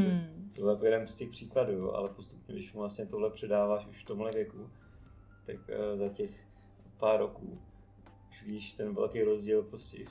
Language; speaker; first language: Czech; native; Czech